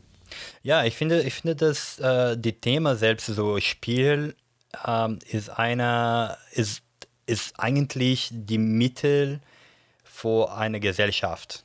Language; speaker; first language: German; non-native, fluent; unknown